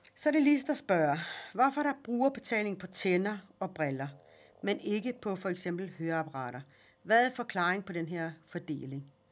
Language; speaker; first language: Danish; early bilingual, other home language; Swedish